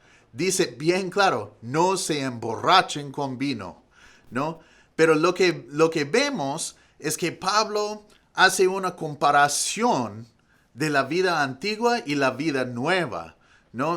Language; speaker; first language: Spanish; non-native, fluent; English